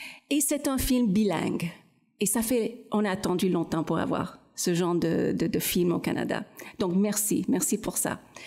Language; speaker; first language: French; non-native, fluent; English